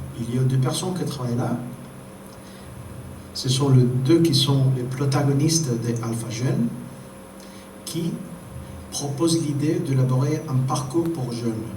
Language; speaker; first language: French; non-native, fluent; Spanish